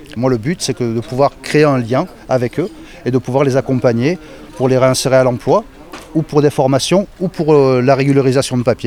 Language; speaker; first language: French; native; French